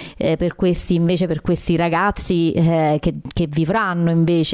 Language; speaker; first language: Italian; native; Italian